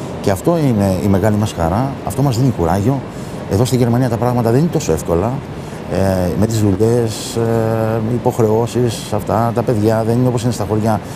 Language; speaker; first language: Greek; early bilingual, heritage; Greek